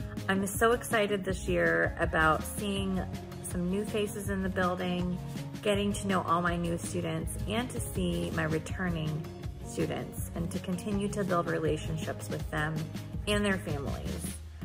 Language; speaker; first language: English; native; English